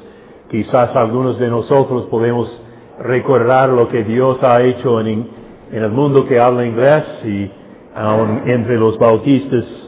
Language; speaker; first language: Spanish; non-native, fluent; English